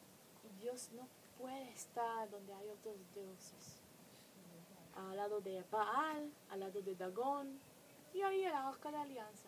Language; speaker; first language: Spanish; non-native, fluent; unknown